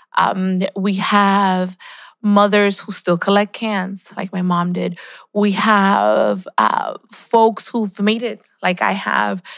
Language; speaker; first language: English; early bilingual, other home language; Spanish